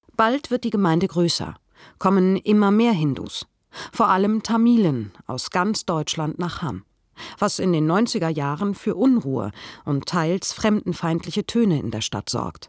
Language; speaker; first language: German; native; German